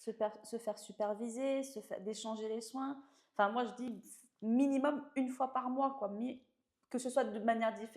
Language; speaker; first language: French; native; French